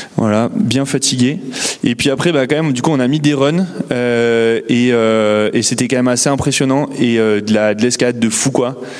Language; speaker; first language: French; native; French